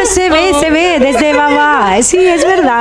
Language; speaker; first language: Spanish; non-native, fluent; Filipino